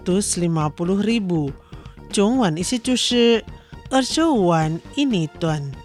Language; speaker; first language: Chinese; non-native, fluent; Indonesian